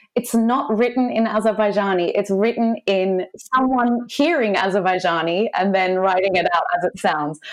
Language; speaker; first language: English; native; English